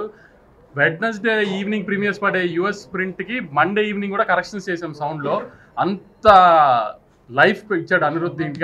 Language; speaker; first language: Telugu; native; Telugu